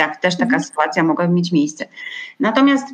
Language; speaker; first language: Polish; native; Polish